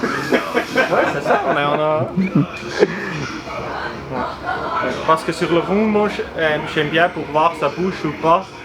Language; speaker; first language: French; non-native, learner; German